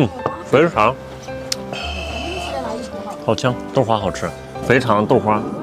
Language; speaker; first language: Chinese; native; Chinese